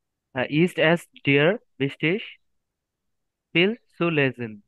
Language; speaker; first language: German; non-native, learner; Bangla